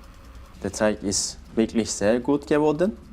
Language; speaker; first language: German; non-native, learner; Turkish